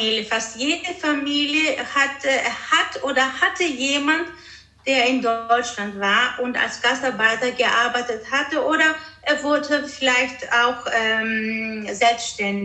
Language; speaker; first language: German; early bilingual, heritage; Greek